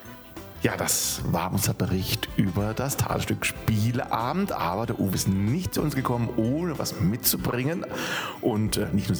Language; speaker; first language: German; native; German